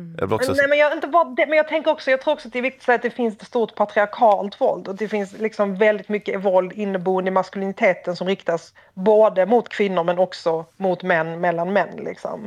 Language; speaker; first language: Swedish; native; Swedish